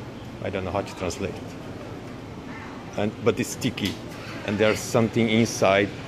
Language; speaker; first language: English; non-native, fluent; Portuguese